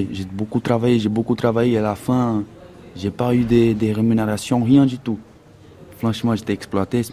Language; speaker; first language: French; non-native, fluent; Portuguese